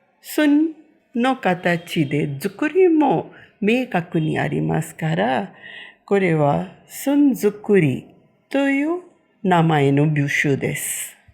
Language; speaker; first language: Japanese; non-native, fluent; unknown